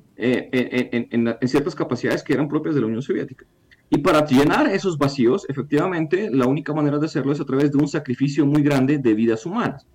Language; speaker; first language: Spanish; non-native, fluent; Ukrainian